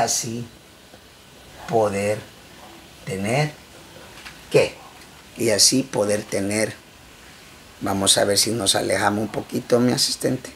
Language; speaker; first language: Spanish; native; Spanish